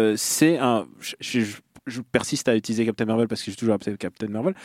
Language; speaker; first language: French; non-native, fluent; Russian